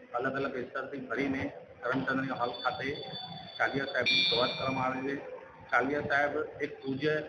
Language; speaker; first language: Gujarati; non-native, local second language; Sindhi